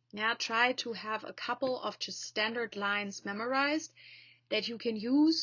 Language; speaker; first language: English; non-native, fluent; German